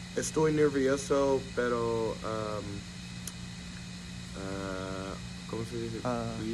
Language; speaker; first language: Spanish; non-native, learner; English